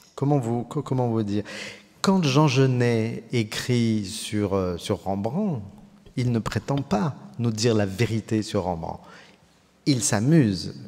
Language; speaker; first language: French; native; French